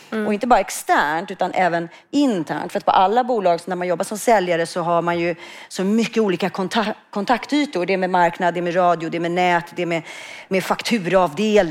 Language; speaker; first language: Swedish; native; Swedish